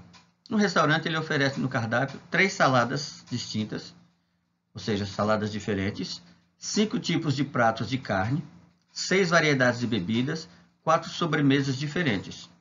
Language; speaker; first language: Portuguese; native; Portuguese